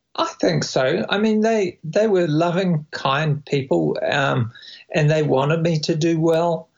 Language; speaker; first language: English; native; English